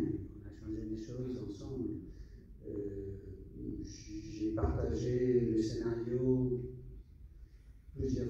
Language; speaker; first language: French; non-native, fluent; English